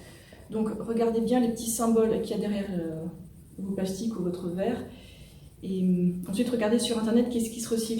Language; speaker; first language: French; native; French